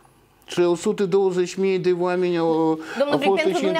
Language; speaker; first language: Romanian; non-native, local second language; Russian